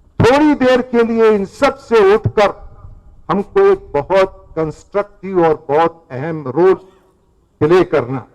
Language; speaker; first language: Urdu; native; Urdu